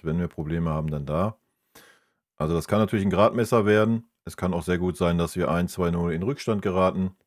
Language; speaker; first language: German; native; German